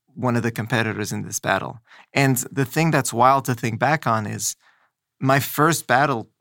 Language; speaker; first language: English; native; English